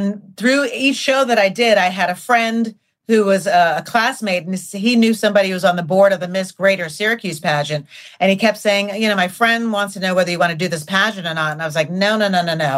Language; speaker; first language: English; native; English